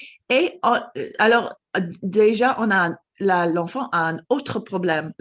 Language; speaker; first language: French; non-native, fluent; English